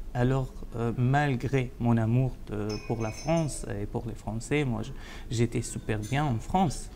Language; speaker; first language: French; non-native, fluent; Arabic